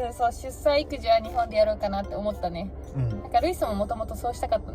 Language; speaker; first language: Japanese; native; Japanese